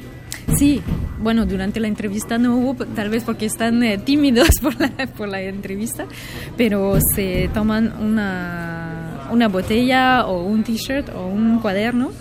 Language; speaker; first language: Spanish; non-native, fluent; French